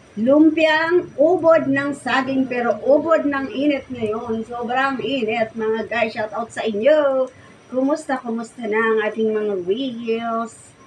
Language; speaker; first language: Filipino; non-native, local second language; Cebuano